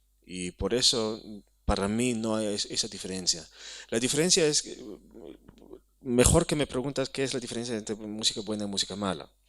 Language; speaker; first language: Spanish; non-native, fluent; Hebrew